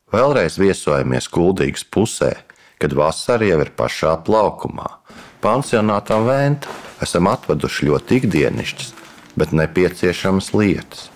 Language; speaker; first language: Latvian; native; Latvian